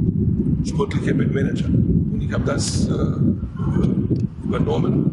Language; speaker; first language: German; non-native, fluent; Croatian